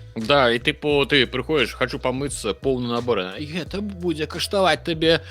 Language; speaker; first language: Belarusian; non-native, local second language; Russian